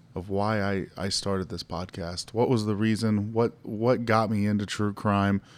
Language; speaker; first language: English; native; English